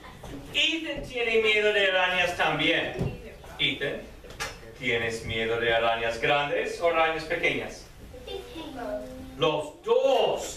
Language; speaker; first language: Spanish; non-native, fluent; English